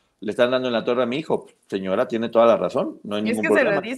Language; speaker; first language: Spanish; native; Spanish